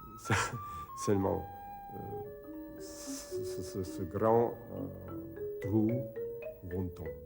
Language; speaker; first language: French; non-native, fluent; Czech